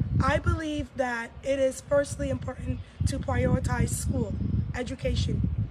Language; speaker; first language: English; early bilingual, other home language; Lingala